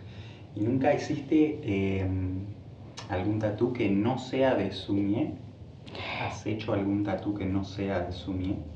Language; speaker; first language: Spanish; native; Spanish